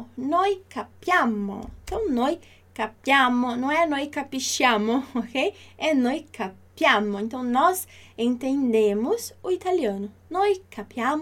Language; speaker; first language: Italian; non-native, fluent; Portuguese